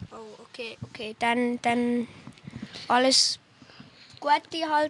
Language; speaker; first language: German; native; German